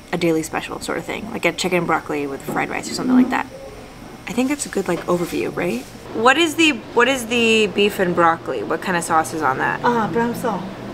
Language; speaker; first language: English; native; English